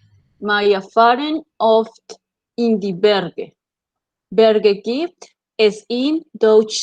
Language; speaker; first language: German; non-native, learner; Spanish